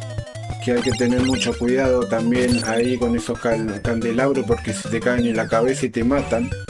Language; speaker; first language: Spanish; native; Spanish